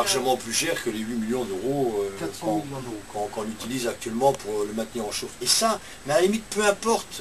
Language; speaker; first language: French; native; French